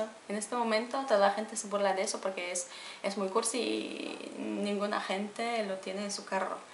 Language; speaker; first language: Spanish; non-native, fluent; Polish